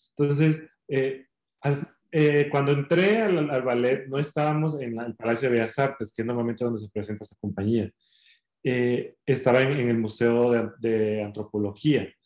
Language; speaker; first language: Spanish; native; Spanish